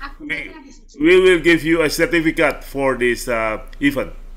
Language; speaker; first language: English; non-native, learner; Indonesian